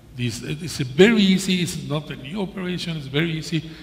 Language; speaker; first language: English; non-native, learner; Spanish